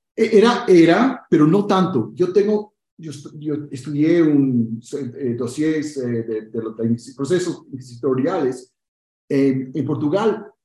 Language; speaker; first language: Spanish; early bilingual, heritage; Spanish